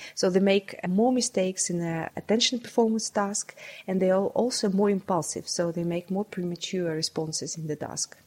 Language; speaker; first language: English; non-native, fluent; Russian